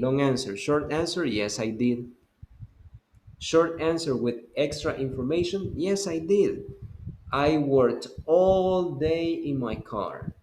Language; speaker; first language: English; non-native, fluent; Spanish